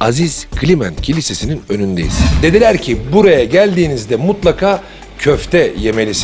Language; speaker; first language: Turkish; native; Turkish